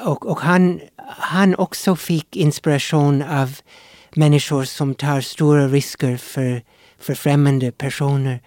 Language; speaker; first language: Swedish; non-native, fluent; English